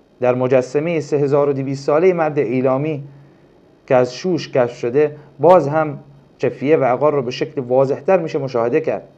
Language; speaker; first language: Persian; non-native, local second language; Arabic